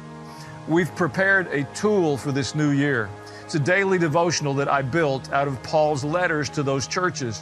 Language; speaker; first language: English; native; English